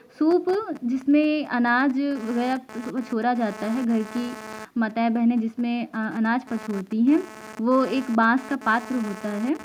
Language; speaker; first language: Hindi; native; Hindi